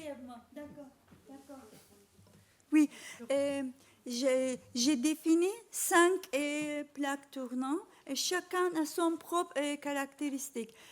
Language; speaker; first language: French; non-native, learner; Turkish